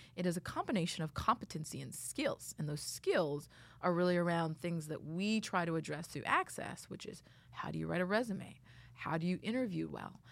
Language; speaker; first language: English; native; English